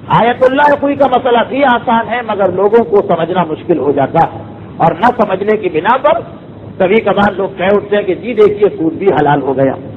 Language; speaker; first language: Urdu; native; Urdu